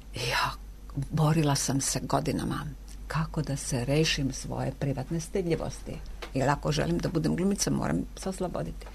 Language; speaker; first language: Serbian; non-native, local second language; Hungarian